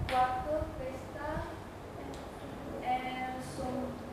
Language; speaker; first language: Spanish; non-native, learner; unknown